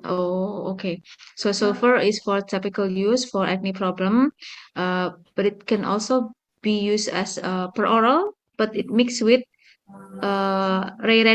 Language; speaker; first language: English; non-native, fluent; Indonesian